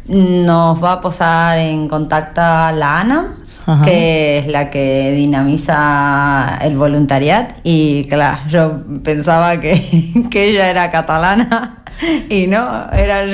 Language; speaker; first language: Catalan; non-native, learner; Spanish